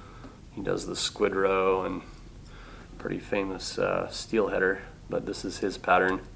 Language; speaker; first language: English; native; English